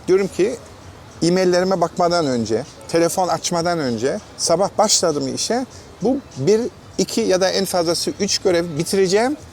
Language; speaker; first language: Turkish; non-native, fluent; German